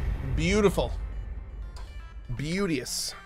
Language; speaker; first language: English; native; English